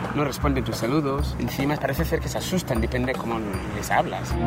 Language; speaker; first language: Spanish; non-native, fluent; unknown